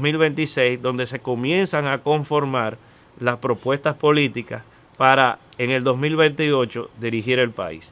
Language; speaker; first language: Spanish; native; Spanish